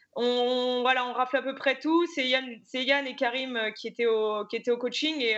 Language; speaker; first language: French; native; French